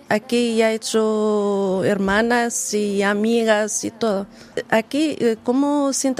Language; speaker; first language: Spanish; non-native, learner; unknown